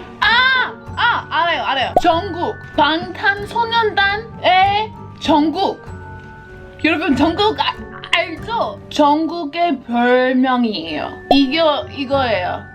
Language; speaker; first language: Korean; non-native, fluent; English